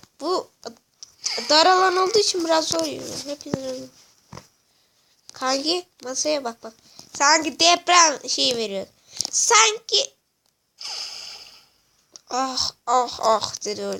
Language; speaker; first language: Turkish; native; Turkish